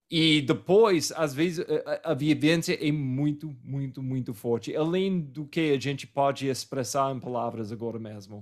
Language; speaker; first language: Portuguese; non-native, fluent; English